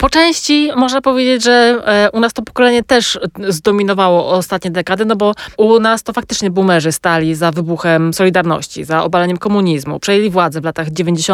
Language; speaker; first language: Polish; native; Polish